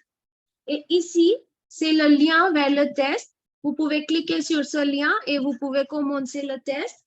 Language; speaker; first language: French; non-native, fluent; Hindi